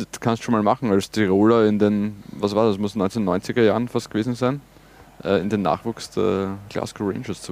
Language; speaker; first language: German; native; German